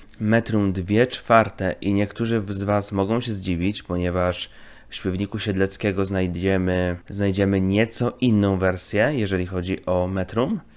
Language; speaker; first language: Polish; native; Polish